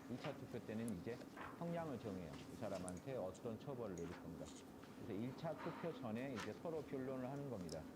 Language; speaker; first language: Korean; native; Korean